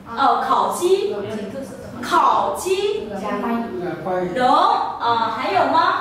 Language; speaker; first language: Chinese; non-native, fluent; Vietnamese